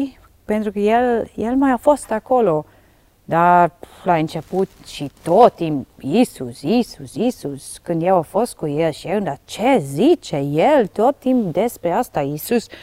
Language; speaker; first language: Romanian; non-native, learner; Dutch